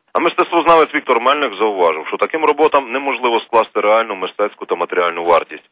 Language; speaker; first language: Ukrainian; native; Ukrainian